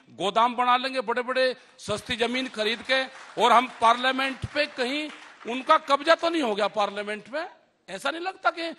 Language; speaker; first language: Hindi; native; Hindi